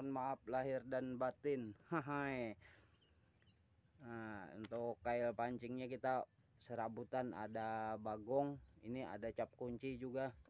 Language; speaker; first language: Indonesian; native; Indonesian